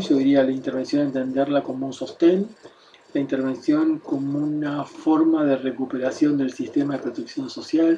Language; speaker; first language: Spanish; native; Spanish